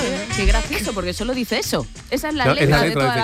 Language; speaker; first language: Spanish; native; Spanish